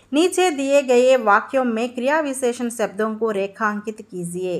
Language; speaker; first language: Hindi; non-native, local second language; Telugu